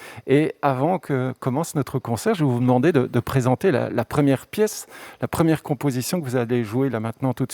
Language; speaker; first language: French; native; French